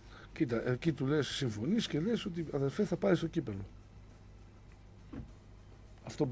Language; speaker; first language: Greek; native; Greek